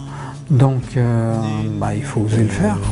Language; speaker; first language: French; native; French